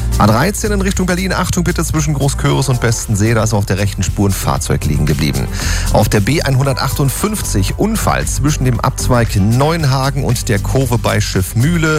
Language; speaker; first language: German; native; German